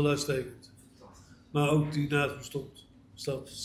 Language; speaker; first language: Dutch; native; Dutch